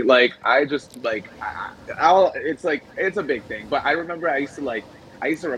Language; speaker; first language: English; early bilingual, other home language; Spanish